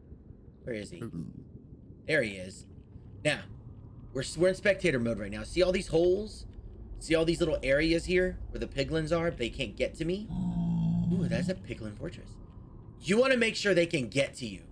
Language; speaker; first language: English; native; English